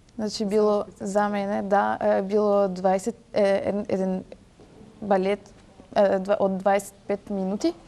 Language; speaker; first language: Macedonian; early bilingual, heritage; French